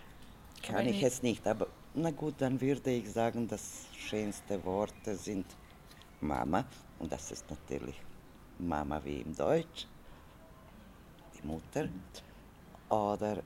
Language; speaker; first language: German; non-native, learner; Croatian